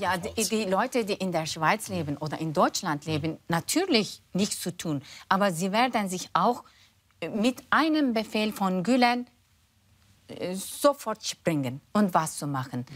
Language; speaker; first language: German; non-native, fluent; Turkish